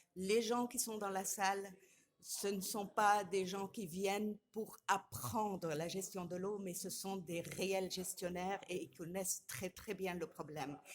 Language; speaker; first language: French; non-native, local second language; Arabic